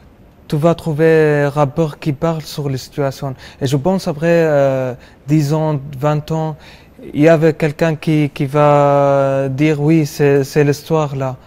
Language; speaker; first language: French; non-native, learner; Arabic